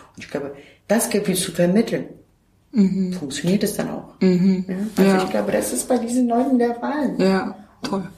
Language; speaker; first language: German; non-native, fluent; Turkish